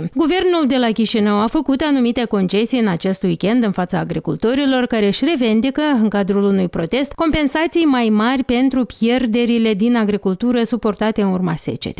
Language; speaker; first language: Romanian; native; Romanian